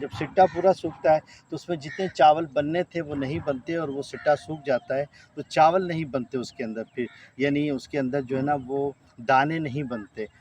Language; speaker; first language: Urdu; non-native, local second language; Sindhi